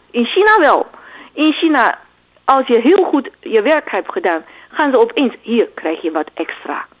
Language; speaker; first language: Dutch; non-native, fluent; Chinese